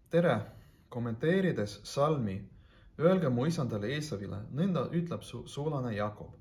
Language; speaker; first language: Estonian; non-native, local second language; Russian